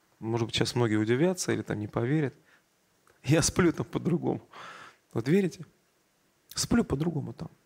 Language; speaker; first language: Russian; native; Russian